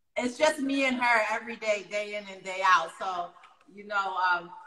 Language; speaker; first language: English; native; English